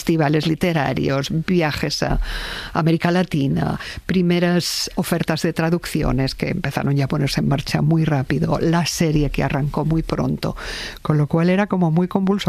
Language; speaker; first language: Spanish; native; Spanish